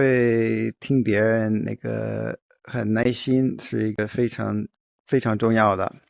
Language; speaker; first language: Chinese; non-native, fluent; English